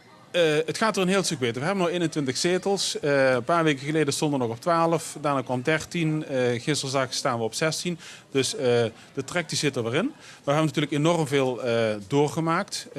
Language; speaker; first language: Dutch; native; Dutch